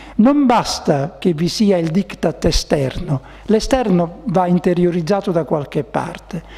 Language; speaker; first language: Italian; native; Italian